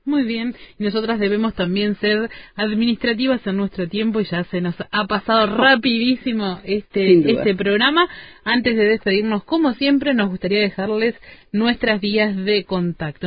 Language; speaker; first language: Spanish; native; Spanish